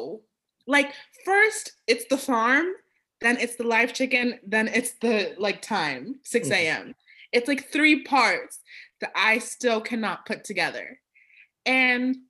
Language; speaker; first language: English; native; English